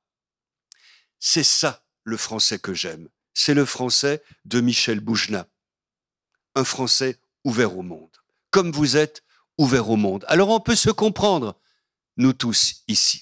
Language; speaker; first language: French; native; French